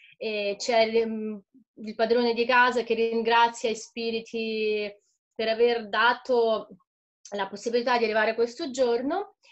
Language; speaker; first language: Italian; non-native, fluent; Ukrainian